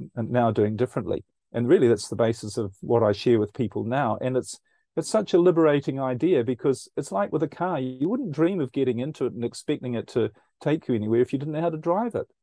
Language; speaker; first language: English; native; English